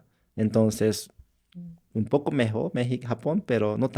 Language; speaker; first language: Spanish; non-native, learner; Japanese